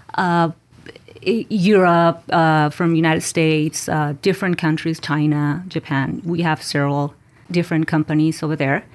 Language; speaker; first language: English; non-native, fluent; Spanish